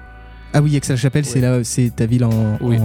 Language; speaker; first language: French; native; French